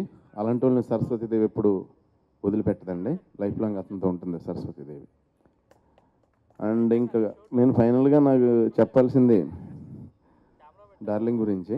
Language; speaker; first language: Telugu; native; Telugu